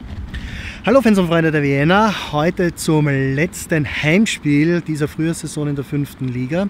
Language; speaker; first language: German; native; German